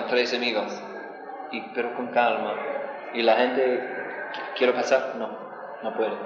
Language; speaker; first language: Spanish; non-native, learner; English